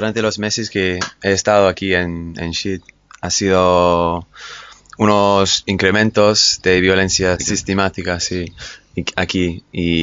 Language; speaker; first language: Spanish; non-native, fluent; English